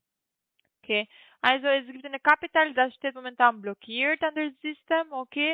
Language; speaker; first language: German; non-native, learner; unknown